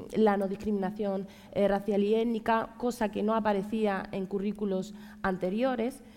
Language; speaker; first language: Spanish; native; Spanish